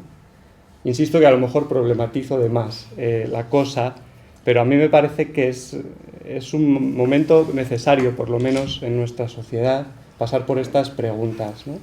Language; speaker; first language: Spanish; native; Spanish